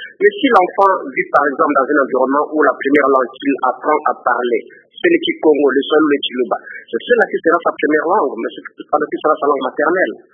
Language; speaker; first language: French; non-native, local second language; Lingala